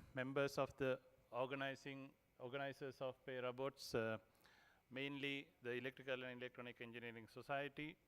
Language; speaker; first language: English; non-native, local second language; Sinhala